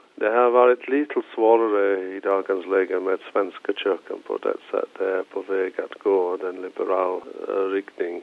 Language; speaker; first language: Swedish; non-native, fluent; English